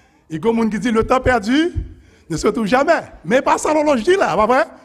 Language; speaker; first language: French; native; French